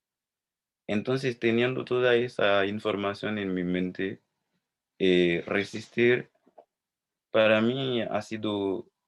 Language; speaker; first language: Spanish; non-native, fluent; Haitian Creole